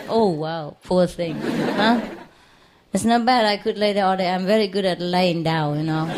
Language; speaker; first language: English; non-native, fluent; Vietnamese